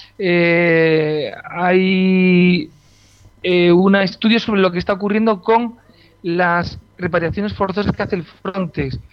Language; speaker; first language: Spanish; native; Spanish